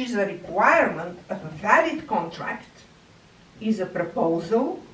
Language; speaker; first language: English; non-native, fluent; Bulgarian